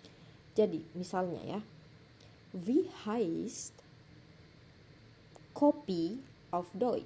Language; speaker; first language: German; non-native, fluent; Indonesian